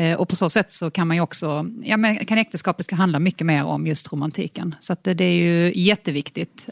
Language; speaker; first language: Swedish; native; Swedish